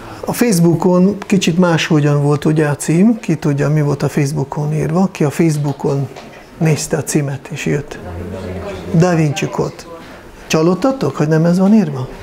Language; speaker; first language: Hungarian; non-native, fluent; Russian